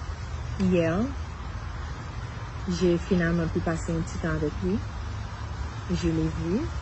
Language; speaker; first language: French; non-native, local second language; Haitian Creole